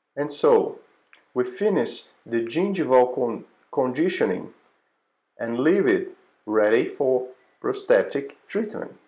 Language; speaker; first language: English; non-native, fluent; Portuguese